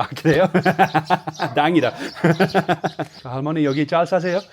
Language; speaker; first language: Korean; non-native, learner; Dutch